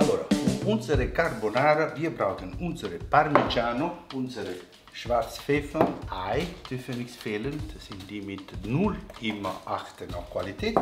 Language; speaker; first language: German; non-native, learner; Italian